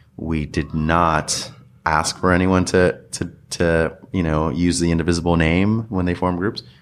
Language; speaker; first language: English; native; English